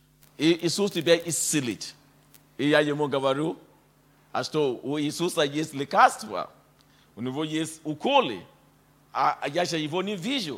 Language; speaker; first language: Russian; non-native, fluent; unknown